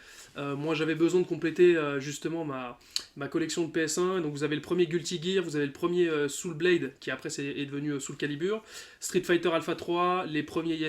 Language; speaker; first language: French; native; French